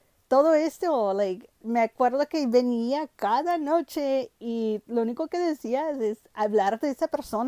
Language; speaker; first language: Spanish; early bilingual, heritage; Spanish